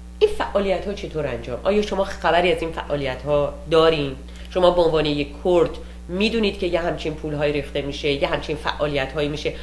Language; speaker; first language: Persian; native; Persian